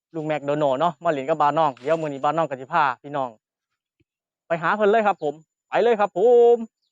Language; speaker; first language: Thai; native; Thai